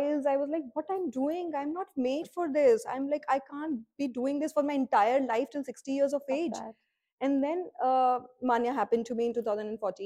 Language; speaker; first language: English; non-native, local second language; Hindi